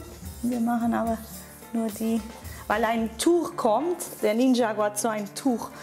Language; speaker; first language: German; non-native, fluent; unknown